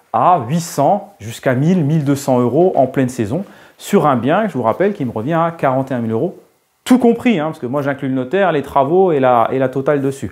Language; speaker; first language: French; native; French